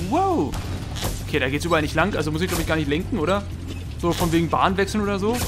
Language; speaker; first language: German; native; German